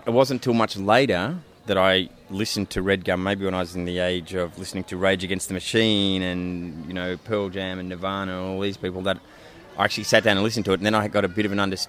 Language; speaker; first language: English; native; English